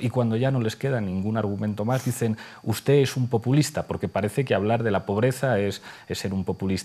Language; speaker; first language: Spanish; native; Spanish